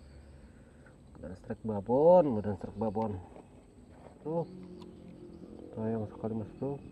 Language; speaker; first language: Indonesian; native; Indonesian